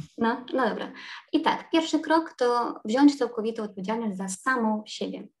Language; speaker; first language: Polish; non-native, fluent; Ukrainian